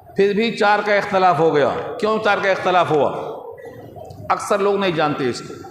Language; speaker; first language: Urdu; native; Urdu